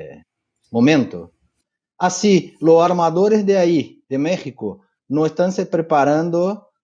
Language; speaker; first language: Spanish; non-native, fluent; Portuguese